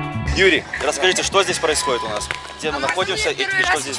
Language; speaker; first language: Russian; native; Russian